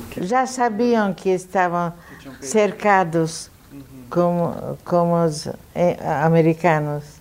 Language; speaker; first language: Portuguese; non-native, fluent; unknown